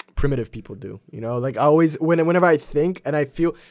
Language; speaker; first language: English; early bilingual, other home language; Polish